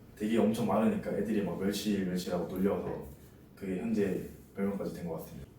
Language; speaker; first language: Korean; native; Korean